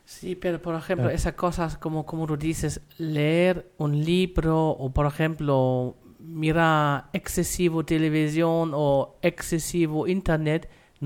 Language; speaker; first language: Spanish; non-native, fluent; German